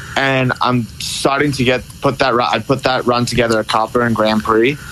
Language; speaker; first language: English; native; English